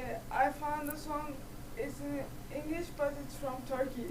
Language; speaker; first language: English; non-native, learner; Turkish